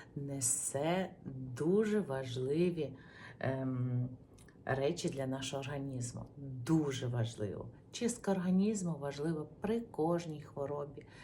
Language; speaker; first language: Ukrainian; native; Ukrainian